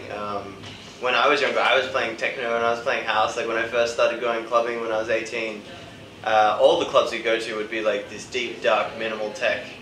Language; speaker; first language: English; native; English